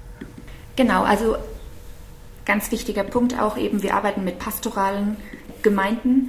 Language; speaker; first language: German; native; German